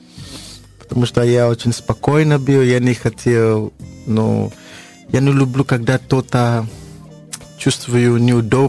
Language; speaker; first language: Russian; non-native, learner; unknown